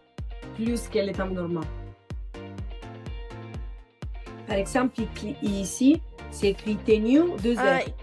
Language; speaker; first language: French; non-native, learner; Italian